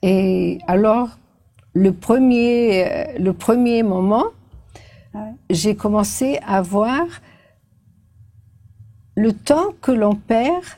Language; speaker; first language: French; non-native, fluent; Portuguese